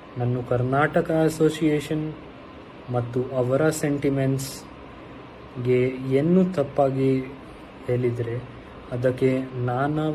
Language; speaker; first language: Kannada; non-native, local second language; Hindi